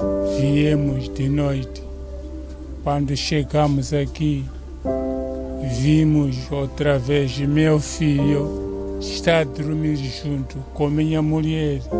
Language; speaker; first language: Portuguese; non-native, local second language; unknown